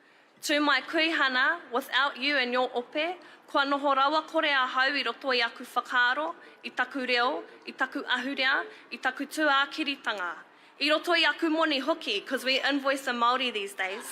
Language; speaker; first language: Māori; non-native, local second language; English